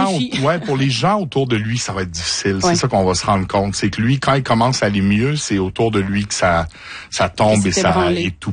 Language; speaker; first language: French; native; French